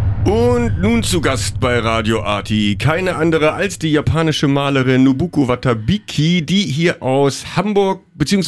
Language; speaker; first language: German; native; German